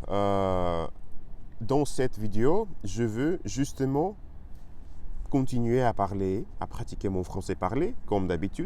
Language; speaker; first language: French; non-native, learner; Russian